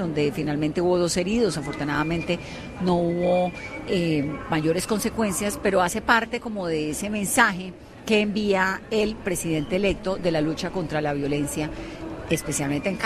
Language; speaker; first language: Spanish; native; Spanish